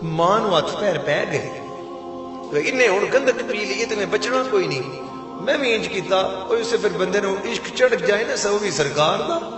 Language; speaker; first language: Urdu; non-native, local second language; Punjabi